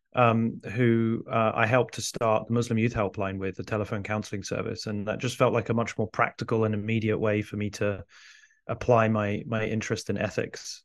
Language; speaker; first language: English; early bilingual, other home language; Arabic